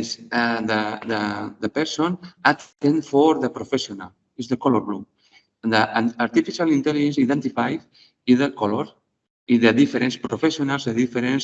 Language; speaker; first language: English; non-native, learner; Spanish